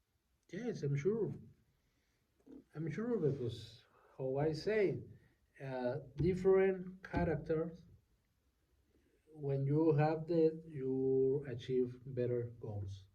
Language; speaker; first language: English; non-native, learner; Spanish